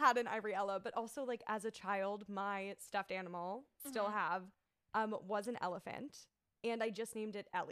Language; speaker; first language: English; native; English